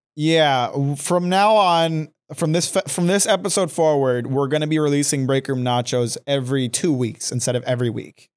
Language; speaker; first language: English; native; English